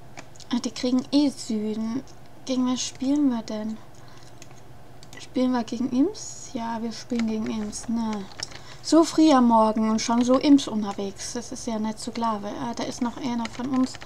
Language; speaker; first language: German; native; German